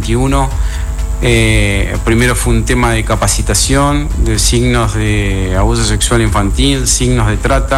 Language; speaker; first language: Spanish; native; Spanish